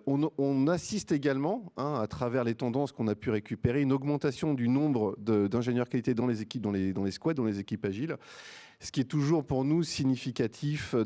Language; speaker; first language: French; native; French